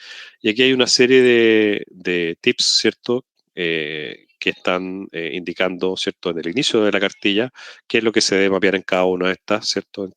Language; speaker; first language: Spanish; native; Spanish